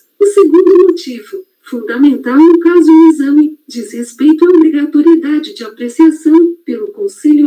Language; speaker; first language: Portuguese; native; Portuguese